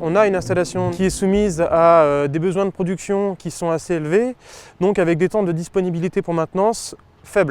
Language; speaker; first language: French; native; French